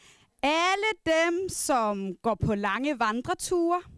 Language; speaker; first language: Danish; non-native, local second language; Kalaallisut